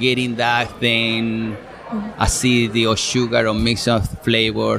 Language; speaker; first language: English; non-native, fluent; Spanish